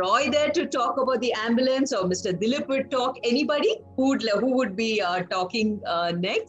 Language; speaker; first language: English; non-native, local second language; Kannada